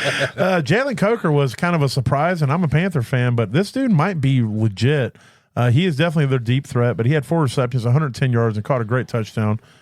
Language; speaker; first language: English; native; English